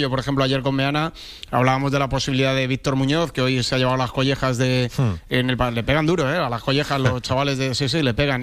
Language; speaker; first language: Spanish; native; Spanish